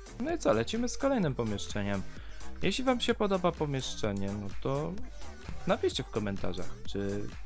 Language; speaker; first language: Polish; native; Polish